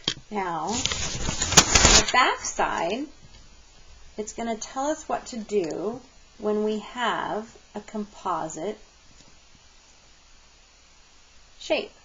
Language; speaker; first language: English; native; English